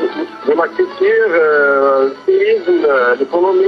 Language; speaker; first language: French; non-native, local second language; Arabic